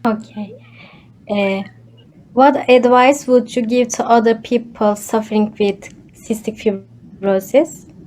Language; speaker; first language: English; non-native, learner; Turkish